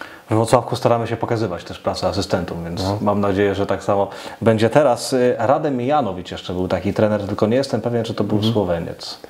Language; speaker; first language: Polish; native; Polish